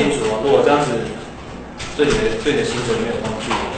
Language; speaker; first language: Chinese; native; Chinese